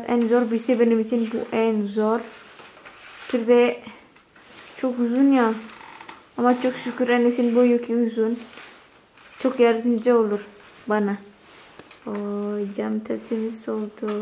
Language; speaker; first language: Turkish; non-native, learner; Indonesian